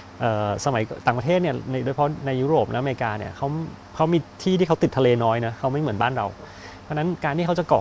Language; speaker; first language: Thai; native; Thai